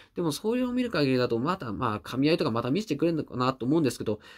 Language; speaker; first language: Japanese; native; Japanese